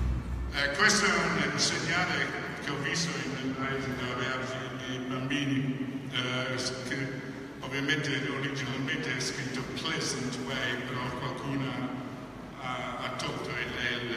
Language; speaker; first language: Italian; non-native, fluent; English